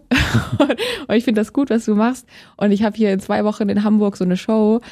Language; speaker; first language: German; native; German